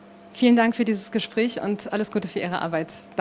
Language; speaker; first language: German; native; German